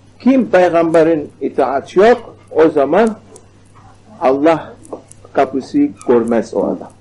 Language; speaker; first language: Turkish; non-native, learner; Arabic